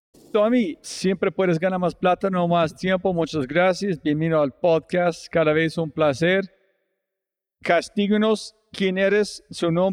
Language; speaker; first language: Spanish; non-native, fluent; English